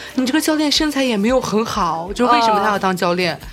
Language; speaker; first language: Chinese; native; Chinese